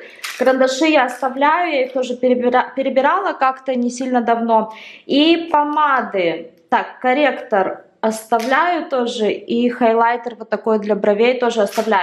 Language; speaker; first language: Russian; native; Russian